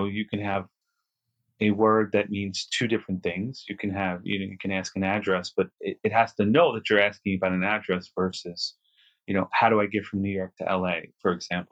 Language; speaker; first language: English; native; English